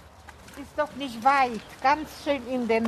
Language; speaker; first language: German; non-native, fluent; Polish